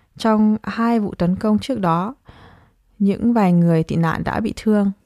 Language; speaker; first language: Vietnamese; early bilingual, heritage; Vietnamese